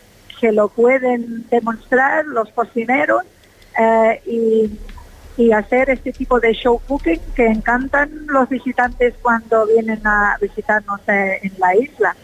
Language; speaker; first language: Spanish; non-native, fluent; English